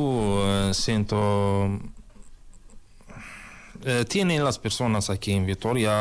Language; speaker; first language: Spanish; non-native, learner; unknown